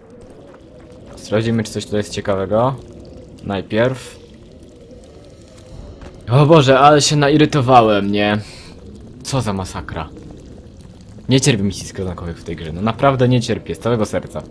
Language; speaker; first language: Polish; native; Polish